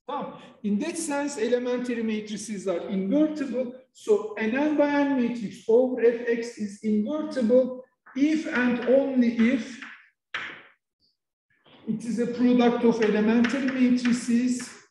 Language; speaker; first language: English; non-native, fluent; Turkish